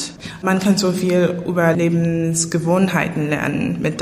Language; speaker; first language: German; non-native, learner; English